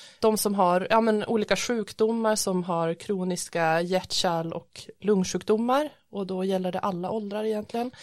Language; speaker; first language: Swedish; native; Swedish